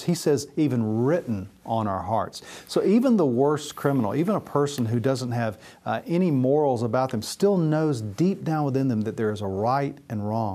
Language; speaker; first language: English; native; English